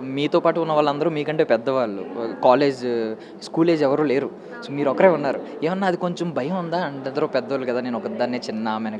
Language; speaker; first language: Telugu; native; Telugu